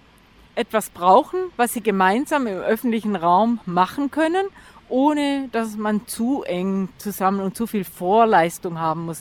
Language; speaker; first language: German; native; German